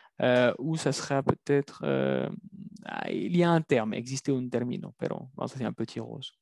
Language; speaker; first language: Spanish; non-native, fluent; French